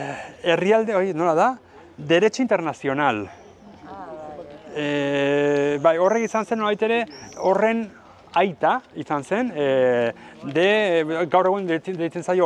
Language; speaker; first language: Basque; native; Basque